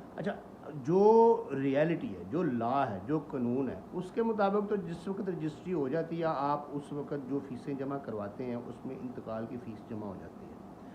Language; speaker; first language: Urdu; non-native, local second language; Punjabi